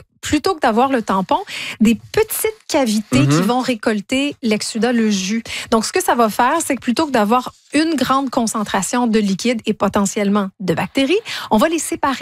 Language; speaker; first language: French; native; French